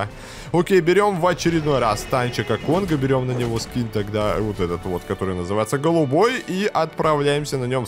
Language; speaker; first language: Russian; native; Russian